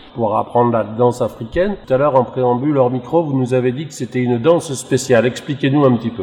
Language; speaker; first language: French; native; French